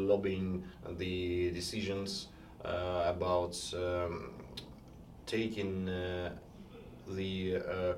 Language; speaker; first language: English; non-native, fluent; Ukrainian